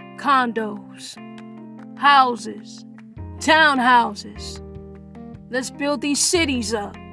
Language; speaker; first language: English; early bilingual, other home language; Yoruba